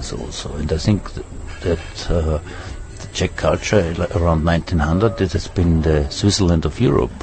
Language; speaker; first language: English; non-native, fluent; German